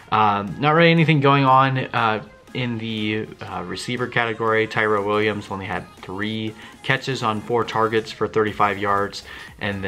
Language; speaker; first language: English; native; English